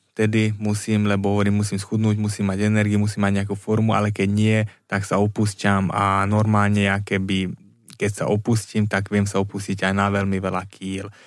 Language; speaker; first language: Slovak; non-native, local second language; Hungarian